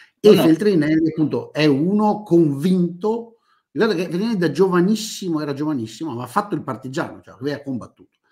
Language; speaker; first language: Italian; native; Italian